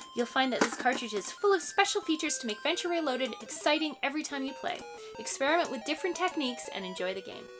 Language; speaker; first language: English; native; English